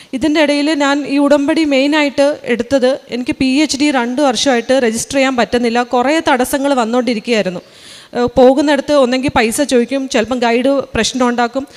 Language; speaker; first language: Malayalam; early bilingual, heritage; Malayalam